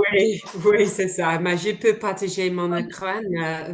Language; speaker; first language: French; non-native, fluent; English